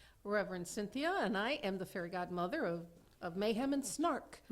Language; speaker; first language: English; native; English